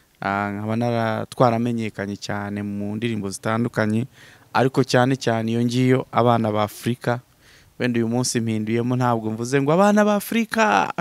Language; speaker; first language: Kinyarwanda; early bilingual, heritage; Kinyarwanda